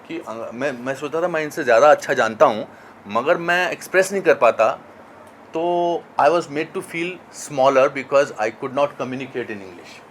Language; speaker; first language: Hindi; native; Hindi